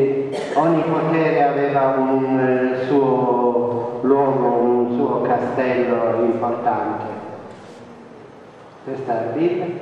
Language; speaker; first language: Italian; non-native, fluent; Central Kurdish